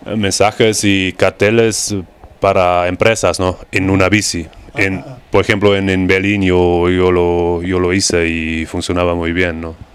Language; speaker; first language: Spanish; non-native, learner; German